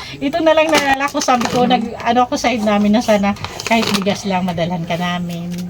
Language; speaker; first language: Filipino; native; Filipino